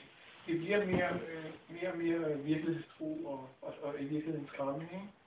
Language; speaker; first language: Danish; native; Danish